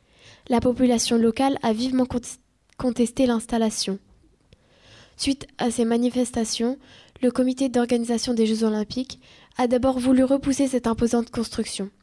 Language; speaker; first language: French; native; French